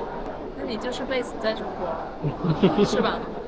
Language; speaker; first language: Chinese; native; Chinese